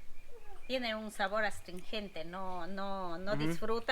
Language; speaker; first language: Spanish; native; Spanish